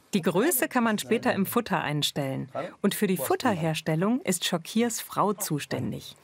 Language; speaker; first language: German; native; German